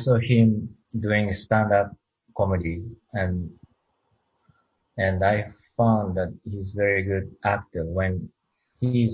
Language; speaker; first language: English; non-native, learner; Japanese